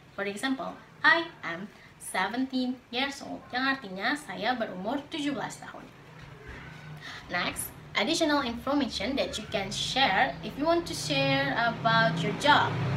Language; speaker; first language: English; non-native, learner; Indonesian